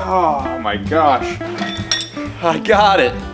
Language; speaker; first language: English; native; English